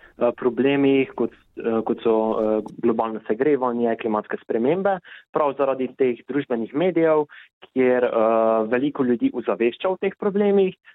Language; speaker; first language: Slovenian; native; Slovenian